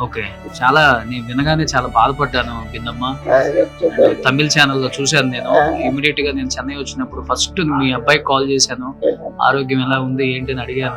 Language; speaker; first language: Telugu; native; Telugu